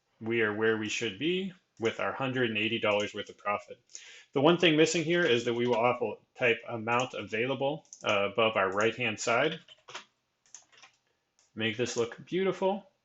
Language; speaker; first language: English; native; English